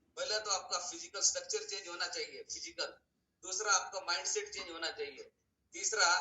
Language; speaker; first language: Hindi; non-native, local second language; Marathi